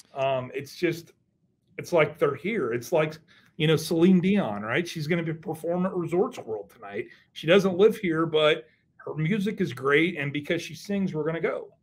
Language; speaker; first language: English; native; English